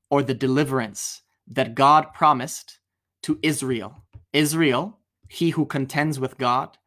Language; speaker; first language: English; native; English